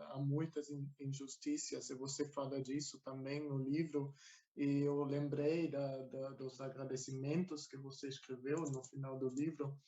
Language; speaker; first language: Portuguese; non-native, fluent; German